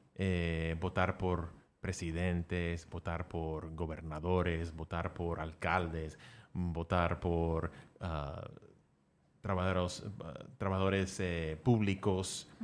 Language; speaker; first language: Spanish; early bilingual, heritage; Spanish